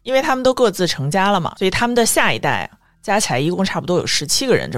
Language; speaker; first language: Chinese; native; Chinese